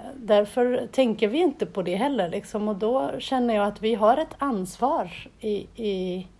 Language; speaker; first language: Swedish; non-native, fluent; Portuguese